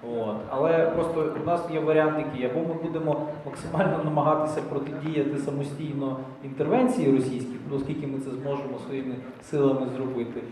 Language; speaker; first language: Ukrainian; native; Ukrainian